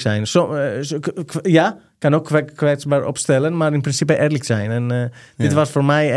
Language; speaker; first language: Dutch; non-native, fluent; Greek